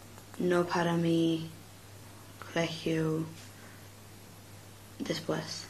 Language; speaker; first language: Spanish; non-native, learner; English